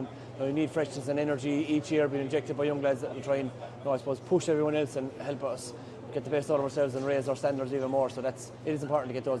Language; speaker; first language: English; native; English